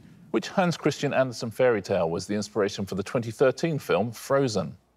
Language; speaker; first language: English; native; English